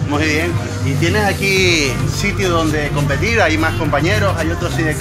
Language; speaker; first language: Spanish; native; Spanish